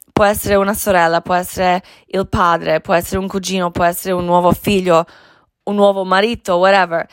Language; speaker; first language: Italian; non-native, fluent; Croatian